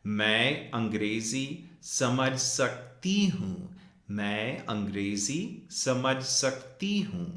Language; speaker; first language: Hindi; non-native, fluent; English